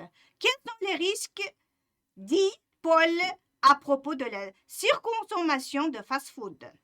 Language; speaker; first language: French; non-native, fluent; Uzbek